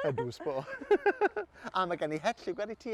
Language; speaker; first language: Welsh; native; Welsh